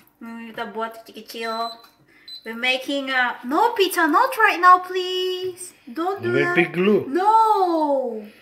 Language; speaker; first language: English; non-native, learner; Indonesian